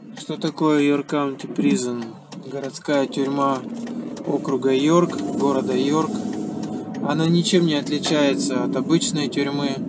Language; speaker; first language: Russian; native; Russian